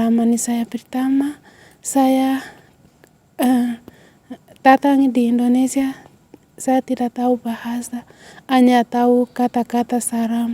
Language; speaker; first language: Indonesian; non-native, learner; Swahili